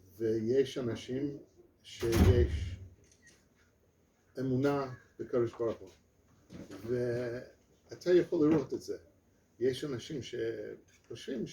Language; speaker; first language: Hebrew; non-native, learner; English